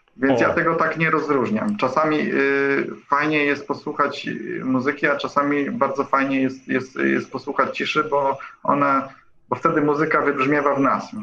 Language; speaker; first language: Polish; native; Polish